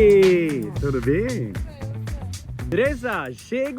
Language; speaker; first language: Portuguese; non-native, learner; Swedish